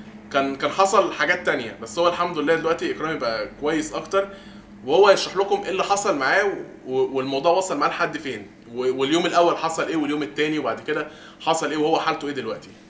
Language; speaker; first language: Arabic; native; Arabic